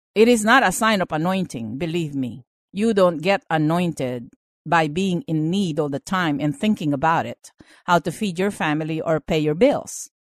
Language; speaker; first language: English; non-native, local second language; Filipino